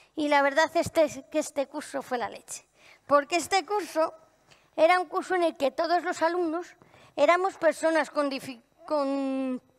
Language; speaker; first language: Spanish; native; Spanish